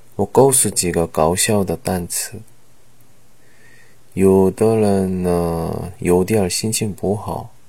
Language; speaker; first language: Chinese; non-native, learner; Korean